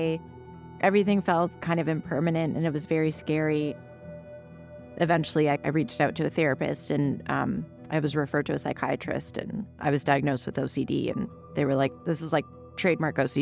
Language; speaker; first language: English; native; English